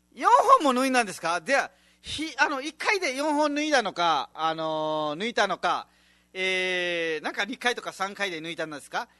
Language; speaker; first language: Japanese; non-native, fluent; Nepali